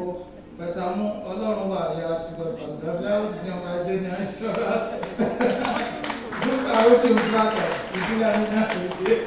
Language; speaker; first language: Russian; non-native, learner; Yoruba